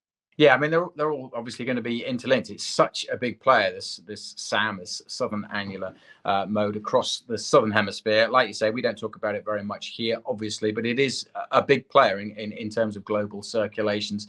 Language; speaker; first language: English; native; English